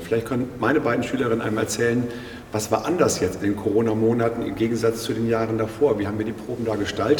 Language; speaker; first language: German; native; German